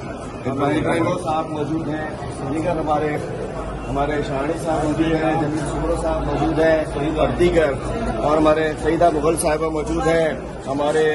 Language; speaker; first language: Urdu; native; Urdu